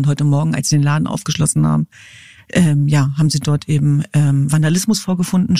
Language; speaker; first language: German; early bilingual, other home language; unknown